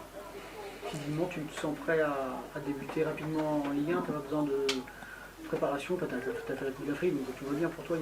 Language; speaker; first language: French; native; French